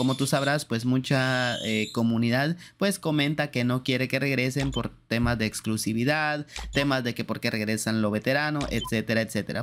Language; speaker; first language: Spanish; native; Spanish